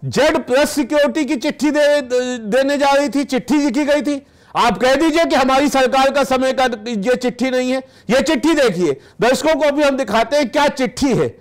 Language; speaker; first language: Hindi; native; Hindi